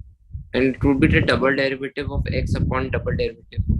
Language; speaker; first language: English; non-native, local second language; Hindi